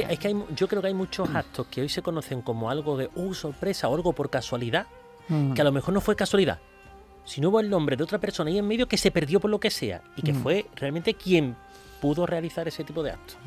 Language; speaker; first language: Spanish; native; Spanish